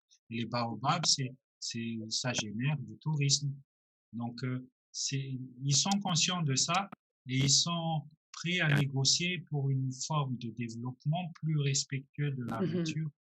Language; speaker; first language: French; non-native, local second language; Malagasy